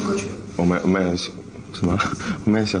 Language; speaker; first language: Chinese; non-native, learner; Russian